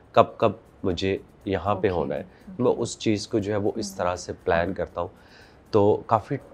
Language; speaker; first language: Urdu; native; Urdu